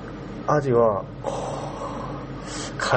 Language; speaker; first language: Japanese; non-native, learner; Korean